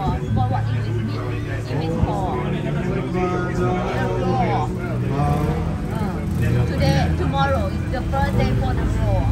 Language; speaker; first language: English; non-native, learner; Thai